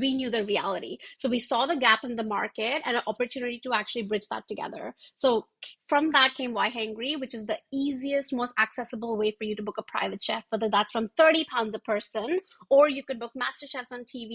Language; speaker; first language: English; non-native, local second language; Hindi